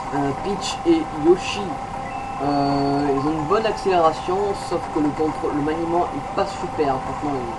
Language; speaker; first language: French; native; French